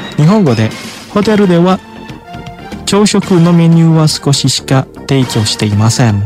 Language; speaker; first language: Japanese; non-native, fluent; Indonesian